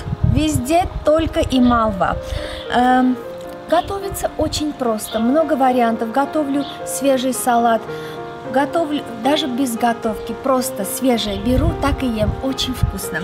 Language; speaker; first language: Russian; non-native, local second language; Armenian